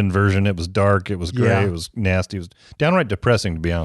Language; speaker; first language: English; native; English